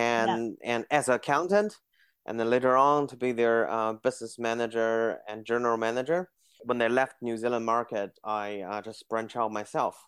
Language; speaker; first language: English; non-native, fluent; Chinese